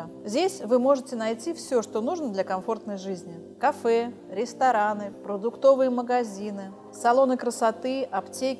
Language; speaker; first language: Russian; native; Russian